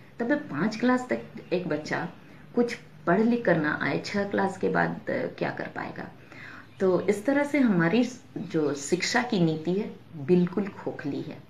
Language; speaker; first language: Hindi; native; Hindi